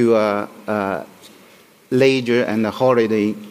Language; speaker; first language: English; non-native, fluent; Chinese